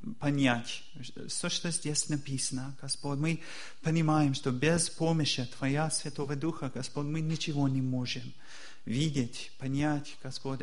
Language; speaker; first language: Russian; non-native, fluent; English